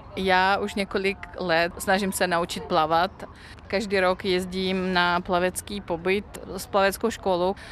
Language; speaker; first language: Czech; non-native, fluent; Russian